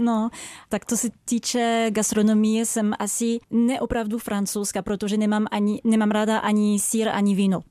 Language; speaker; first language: Czech; non-native, fluent; French